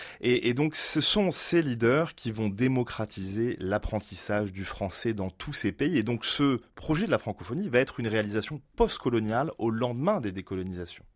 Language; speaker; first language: French; native; French